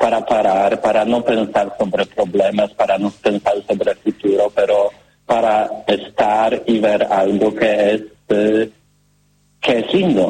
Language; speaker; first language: Spanish; non-native, learner; Polish